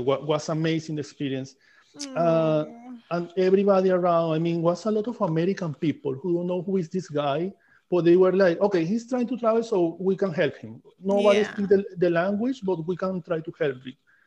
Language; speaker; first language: English; non-native, fluent; Spanish